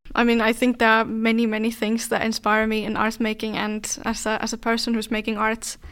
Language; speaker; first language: English; non-native, fluent; Finnish